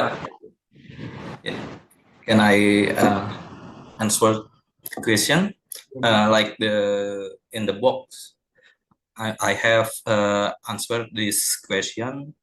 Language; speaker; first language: English; non-native, learner; Indonesian